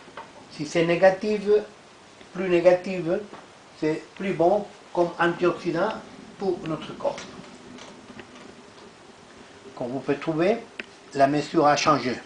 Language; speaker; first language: French; non-native, learner; Italian